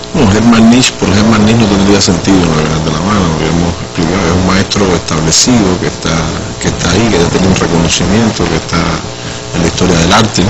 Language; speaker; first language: Spanish; native; Spanish